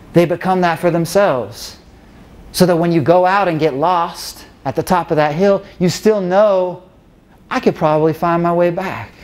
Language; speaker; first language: English; native; English